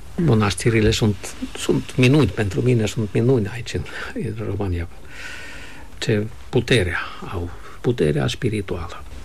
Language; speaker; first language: Romanian; non-native, fluent; Finnish